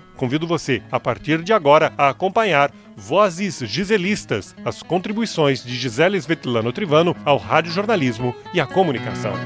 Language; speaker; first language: Portuguese; native; Portuguese